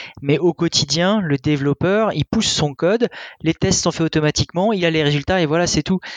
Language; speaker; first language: French; native; French